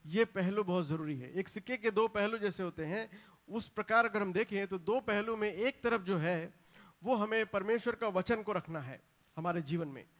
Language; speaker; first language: Hindi; non-native, local second language; Telugu